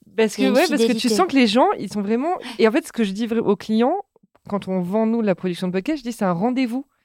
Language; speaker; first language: French; native; French